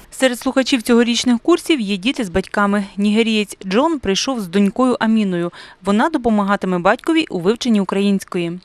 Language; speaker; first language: Ukrainian; native; Ukrainian